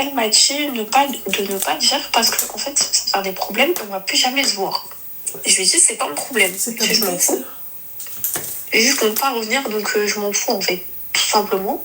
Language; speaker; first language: French; native; French